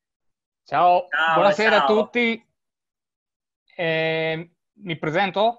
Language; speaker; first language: Italian; non-native, learner; Japanese